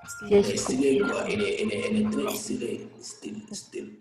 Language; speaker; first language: French; non-native, local second language; Arabic